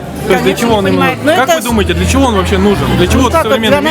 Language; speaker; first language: Russian; native; Russian